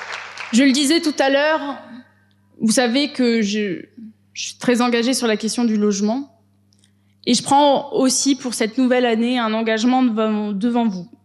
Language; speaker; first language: French; native; French